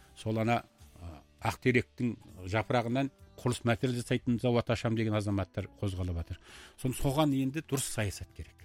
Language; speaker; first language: Kazakh; early bilingual, heritage; Kazakh